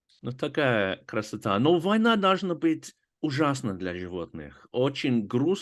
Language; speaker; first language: Russian; non-native, fluent; English